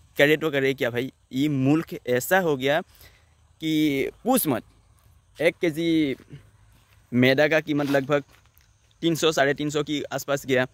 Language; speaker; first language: Hindi; non-native, local second language; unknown